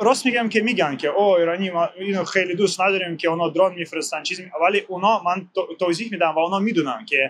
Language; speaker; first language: Persian; non-native, learner; Ukrainian